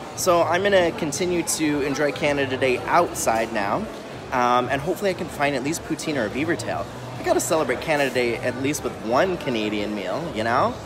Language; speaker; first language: English; native; English